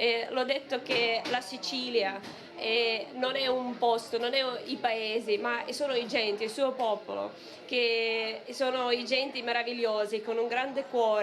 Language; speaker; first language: Italian; non-native, learner; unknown